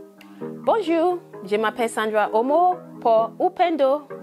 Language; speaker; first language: French; non-native, learner; English